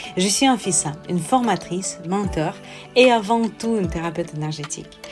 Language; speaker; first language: French; non-native, fluent; Russian